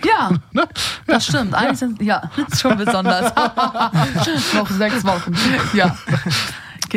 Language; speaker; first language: German; native; German